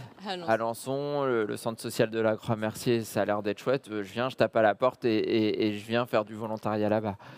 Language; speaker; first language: French; native; French